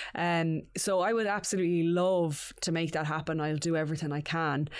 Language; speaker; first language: English; native; English